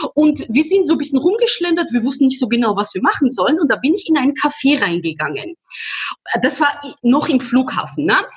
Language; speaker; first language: German; non-native, fluent; Georgian